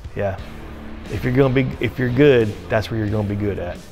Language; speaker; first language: English; native; English